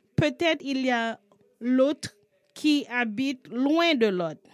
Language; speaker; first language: French; non-native, learner; English